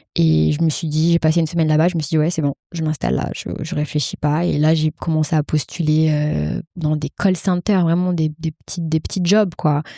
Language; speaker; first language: French; early bilingual, other home language; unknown